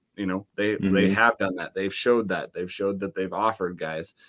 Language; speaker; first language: English; native; English